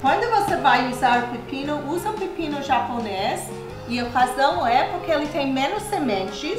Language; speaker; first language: Portuguese; non-native, fluent; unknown